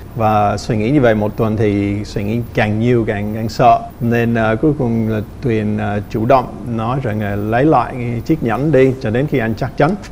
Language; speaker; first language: Vietnamese; non-native, fluent; English